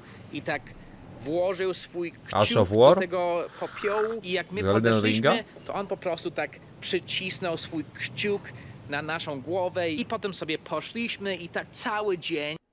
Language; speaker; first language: Polish; early bilingual, heritage; Polish